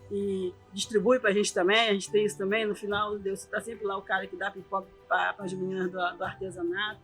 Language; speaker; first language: Portuguese; native; Portuguese